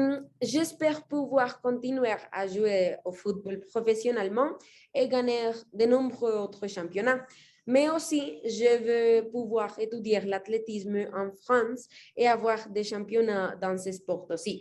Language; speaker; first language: French; non-native, fluent; Spanish